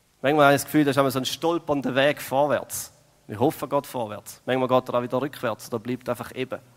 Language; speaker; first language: German; native; German